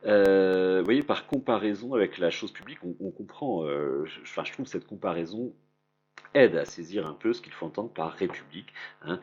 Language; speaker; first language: French; native; French